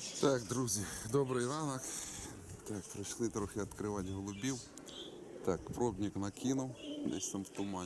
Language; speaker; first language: Ukrainian; non-native, local second language; Russian